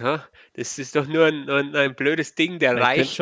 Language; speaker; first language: German; native; German